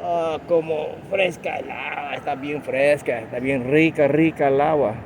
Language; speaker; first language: Spanish; non-native, fluent; English